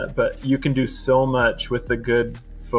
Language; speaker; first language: English; native; English